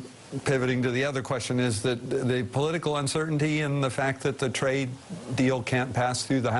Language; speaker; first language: English; native; English